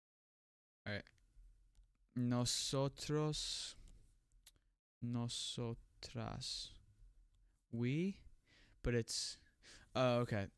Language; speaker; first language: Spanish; non-native, learner; English